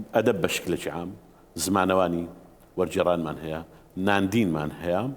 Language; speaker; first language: Central Kurdish; native; Central Kurdish